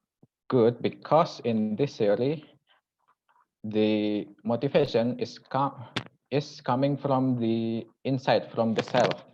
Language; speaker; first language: English; non-native, local second language; Indonesian